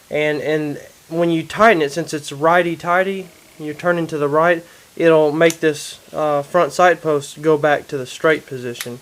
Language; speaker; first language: English; native; English